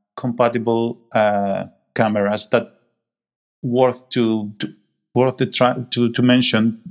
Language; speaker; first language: English; non-native, fluent; Greek